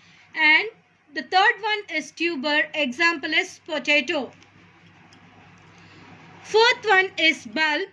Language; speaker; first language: English; non-native, local second language; Tamil